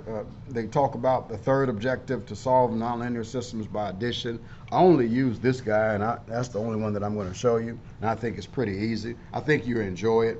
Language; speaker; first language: English; native; English